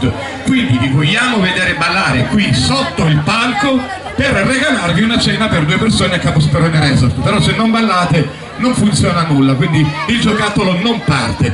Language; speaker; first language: Italian; native; Italian